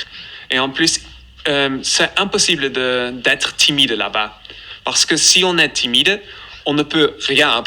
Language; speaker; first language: French; non-native, fluent; Dutch